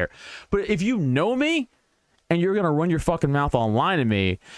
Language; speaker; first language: English; native; English